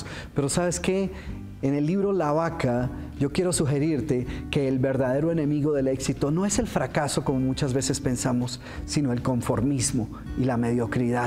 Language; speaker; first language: Spanish; native; Spanish